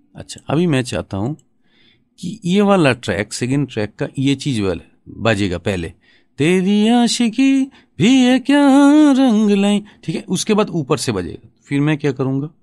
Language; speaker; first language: Hindi; non-native, local second language; Bangla